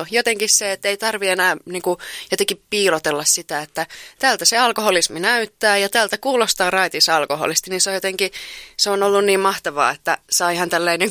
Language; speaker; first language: Finnish; native; Finnish